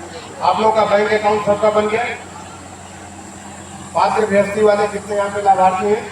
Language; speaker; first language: Hindi; native; Hindi